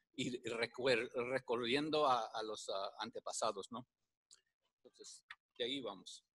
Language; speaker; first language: Spanish; early bilingual, heritage; Spanish